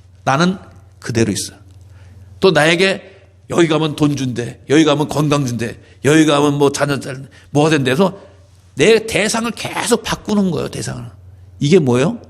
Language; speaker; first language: Korean; native; Korean